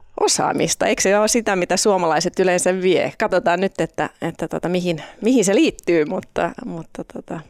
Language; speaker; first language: Finnish; non-native, local second language; Swedish